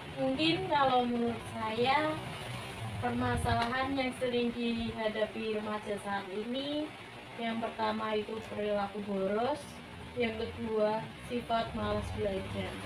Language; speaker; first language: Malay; non-native, local second language; Javanese